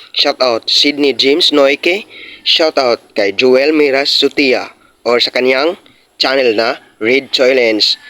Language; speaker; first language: Filipino; non-native, local second language; Cebuano